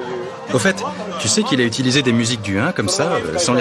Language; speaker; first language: French; native; French